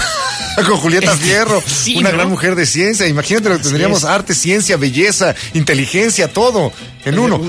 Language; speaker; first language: Spanish; native; Spanish